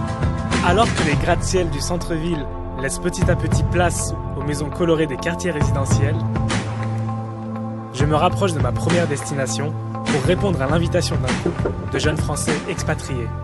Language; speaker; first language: French; native; French